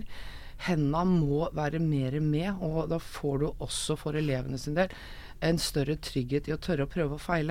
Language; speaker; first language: Norwegian; native; Norwegian